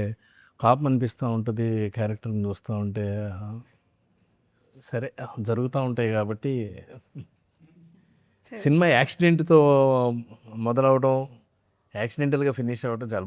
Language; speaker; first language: Telugu; native; Telugu